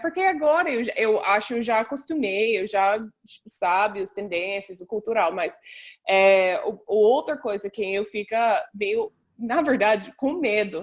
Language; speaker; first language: Portuguese; non-native, fluent; English